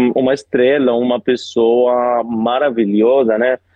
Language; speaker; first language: Portuguese; non-native, fluent; Arabic